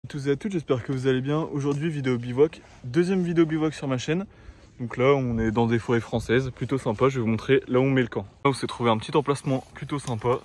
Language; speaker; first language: French; native; French